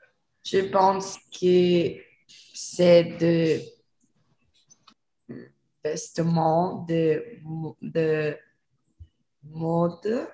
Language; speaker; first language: French; non-native, learner; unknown